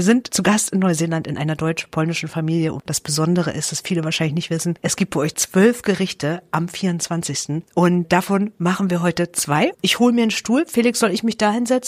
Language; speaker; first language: German; native; German